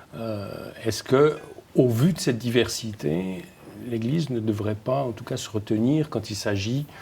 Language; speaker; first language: French; native; French